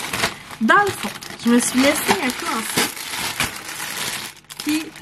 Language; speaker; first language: French; native; French